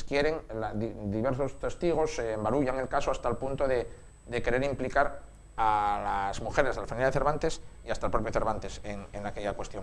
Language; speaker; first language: Spanish; native; Spanish